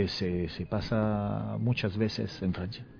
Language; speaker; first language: Spanish; non-native, learner; French